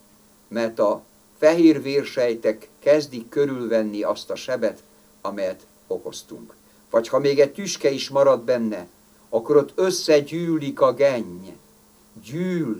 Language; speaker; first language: Hungarian; native; Hungarian